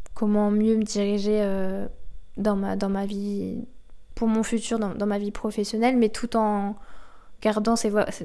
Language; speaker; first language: French; native; French